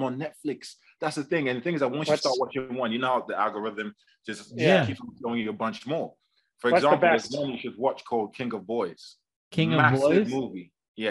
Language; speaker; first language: English; native; English